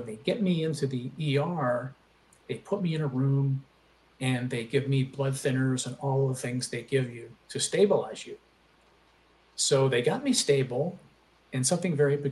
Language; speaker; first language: English; native; English